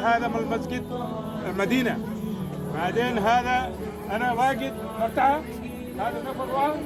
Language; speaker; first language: Arabic; non-native, learner; Hindi